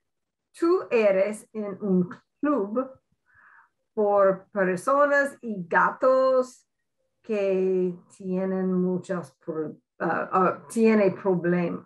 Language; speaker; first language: Spanish; non-native, learner; English